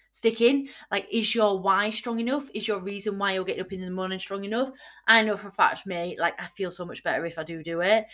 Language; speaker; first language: English; native; English